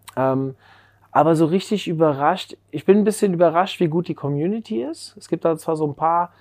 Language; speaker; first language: German; native; German